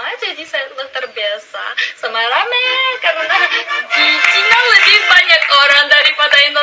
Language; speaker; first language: Indonesian; non-native, fluent; Russian